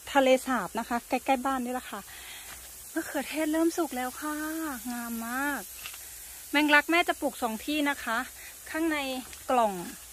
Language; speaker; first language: Thai; native; Thai